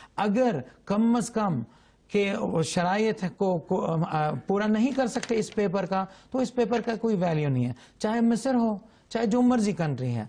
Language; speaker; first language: Urdu; non-native, fluent; Arabic